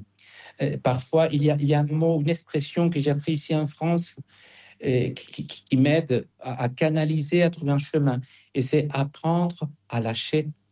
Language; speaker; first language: French; non-native, fluent; Spanish